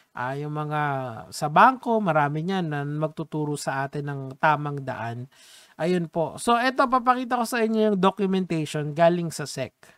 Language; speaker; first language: Filipino; native; Filipino